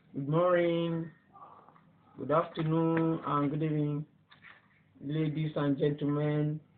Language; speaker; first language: English; non-native, local second language; Yoruba